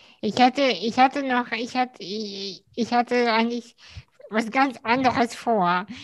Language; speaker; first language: German; early bilingual, other home language; Russian